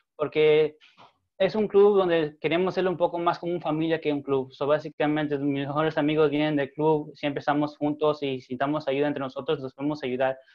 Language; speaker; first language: Spanish; early bilingual, heritage; Spanish